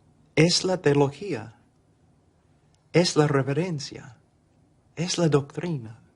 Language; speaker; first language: Spanish; non-native, fluent; English